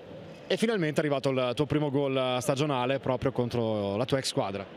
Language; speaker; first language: Italian; native; Italian